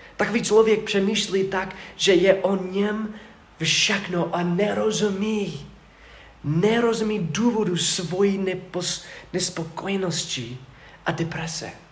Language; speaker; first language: Czech; non-native, fluent; English